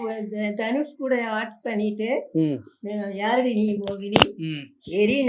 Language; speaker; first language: Tamil; non-native, learner; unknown